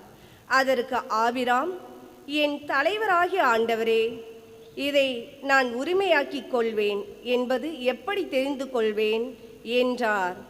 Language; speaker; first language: Tamil; native; Tamil